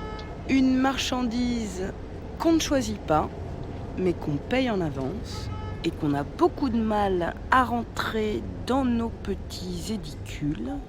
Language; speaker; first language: French; native; French